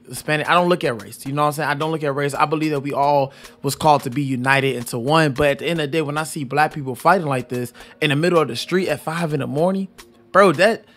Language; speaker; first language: English; native; English